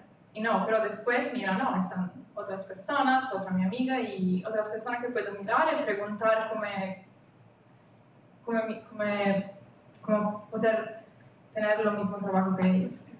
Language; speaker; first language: Spanish; non-native, learner; Italian